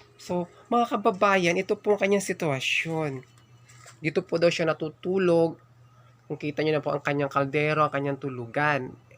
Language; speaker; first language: Filipino; non-native, local second language; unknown